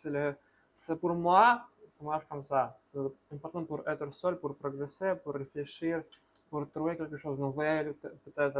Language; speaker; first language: French; non-native, learner; Russian